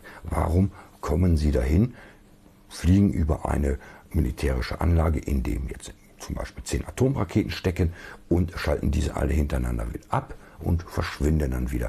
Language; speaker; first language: German; native; German